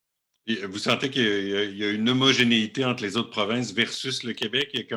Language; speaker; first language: French; native; French